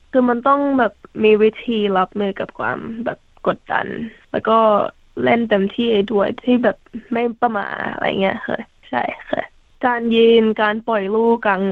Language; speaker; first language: Thai; early bilingual, heritage; Thai